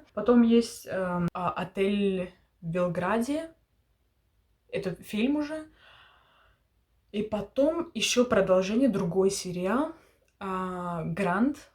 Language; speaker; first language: Russian; early bilingual, heritage; Russian